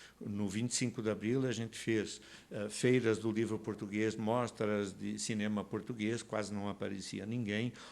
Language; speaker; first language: Portuguese; native; Portuguese